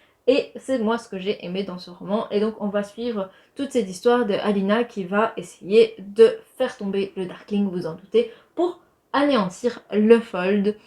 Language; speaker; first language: French; native; French